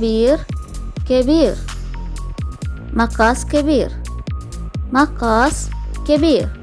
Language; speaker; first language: Arabic; non-native, fluent; Malayalam